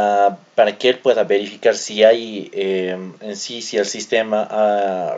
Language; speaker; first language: Spanish; native; Spanish